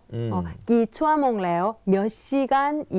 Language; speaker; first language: Thai; non-native, fluent; Korean